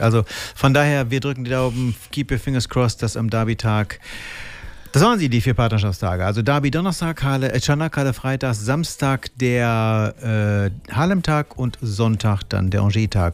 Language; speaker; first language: German; native; German